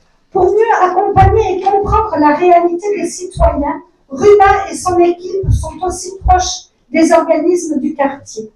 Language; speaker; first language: French; native; French